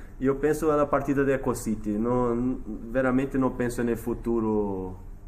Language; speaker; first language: Italian; non-native, fluent; Portuguese